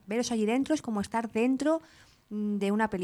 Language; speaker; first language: Spanish; native; Spanish